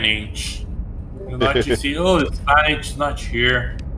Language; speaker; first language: English; non-native, learner; Portuguese